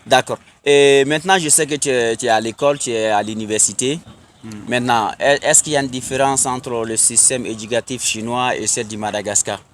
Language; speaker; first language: French; non-native, local second language; Bambara